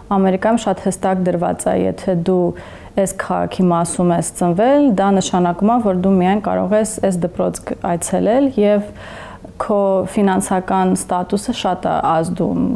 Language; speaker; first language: Armenian; early bilingual, heritage; English